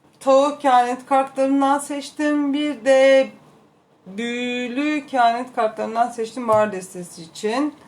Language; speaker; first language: Turkish; native; Turkish